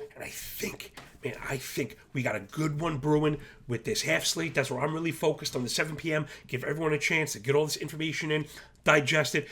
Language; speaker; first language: English; native; English